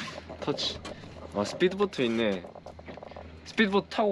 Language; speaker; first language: Korean; early bilingual, heritage; Korean